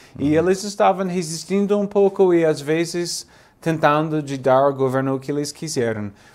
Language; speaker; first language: Portuguese; non-native, fluent; English